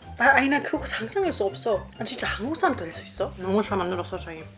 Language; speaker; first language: Korean; non-native, fluent; German